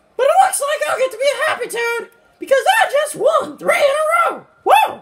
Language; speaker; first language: English; native; English